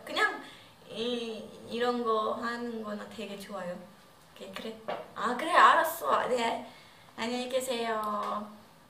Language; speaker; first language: Korean; non-native, learner; Malay